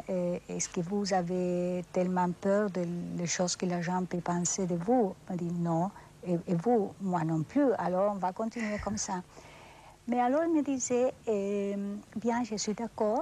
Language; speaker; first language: French; non-native, fluent; Spanish